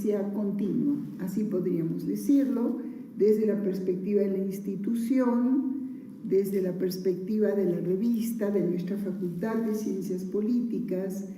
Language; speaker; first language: Spanish; native; Spanish